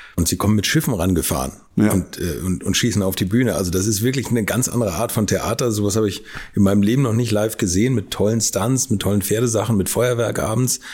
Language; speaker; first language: German; native; German